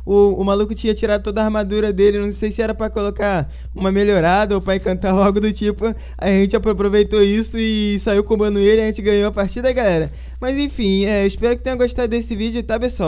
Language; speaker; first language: Portuguese; native; Portuguese